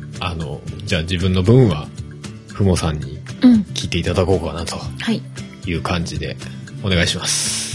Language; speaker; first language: Japanese; native; Japanese